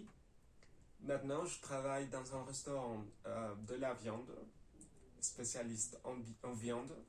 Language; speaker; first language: French; non-native, learner; Spanish